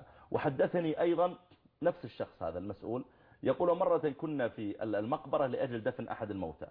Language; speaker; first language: Arabic; native; Arabic